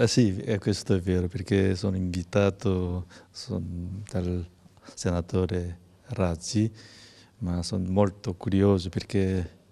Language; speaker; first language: Italian; non-native, learner; Korean